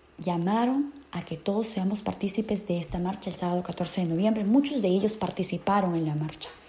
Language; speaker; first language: Spanish; native; Spanish